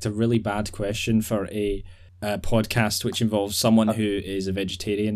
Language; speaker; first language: English; native; English